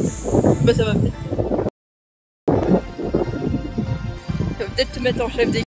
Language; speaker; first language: French; native; French